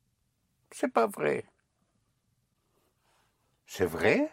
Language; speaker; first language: French; non-native, fluent; English